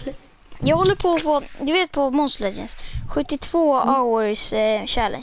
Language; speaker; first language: Swedish; native; Swedish